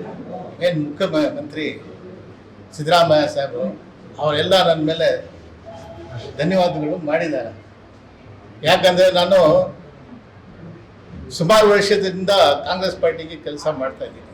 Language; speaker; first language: Kannada; non-native, local second language; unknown